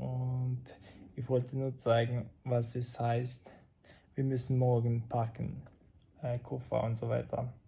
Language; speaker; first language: German; non-native, fluent; Croatian